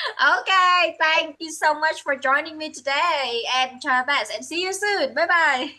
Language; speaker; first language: English; non-native, fluent; Vietnamese